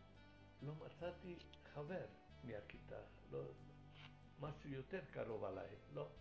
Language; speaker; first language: Hebrew; non-native, fluent; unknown